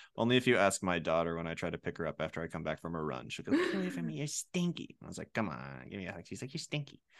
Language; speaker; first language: English; native; English